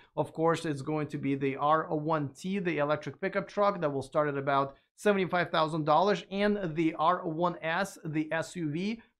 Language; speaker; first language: English; non-native, fluent; Russian